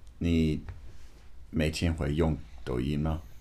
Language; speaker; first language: Chinese; non-native, learner; English